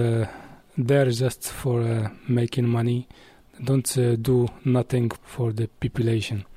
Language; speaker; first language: English; non-native, learner; Arabic